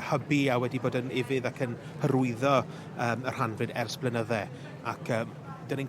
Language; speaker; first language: Welsh; native; Welsh